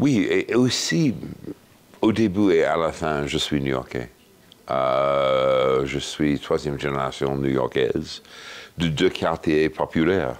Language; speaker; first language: French; non-native, fluent; English